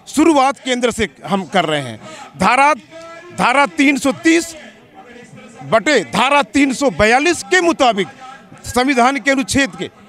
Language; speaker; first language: Hindi; native; Hindi